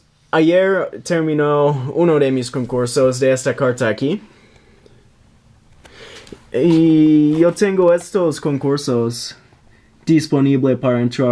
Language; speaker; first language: Spanish; non-native, learner; English